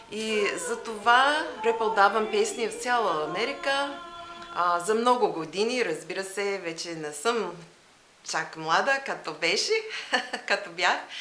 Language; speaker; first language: Bulgarian; non-native, learner; English